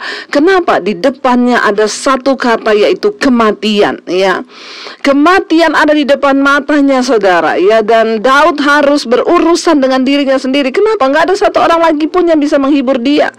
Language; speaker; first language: Indonesian; native; Indonesian